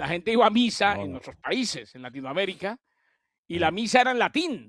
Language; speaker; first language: Spanish; native; Spanish